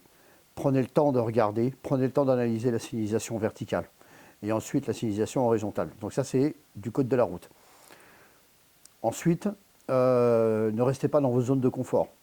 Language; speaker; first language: French; native; French